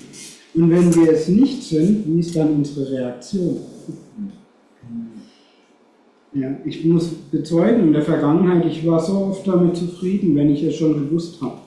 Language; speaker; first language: German; non-native, fluent; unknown